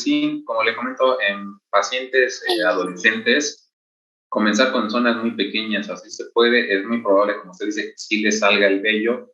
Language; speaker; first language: Spanish; native; Spanish